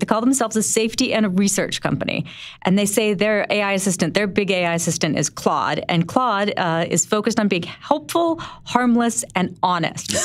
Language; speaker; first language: English; native; English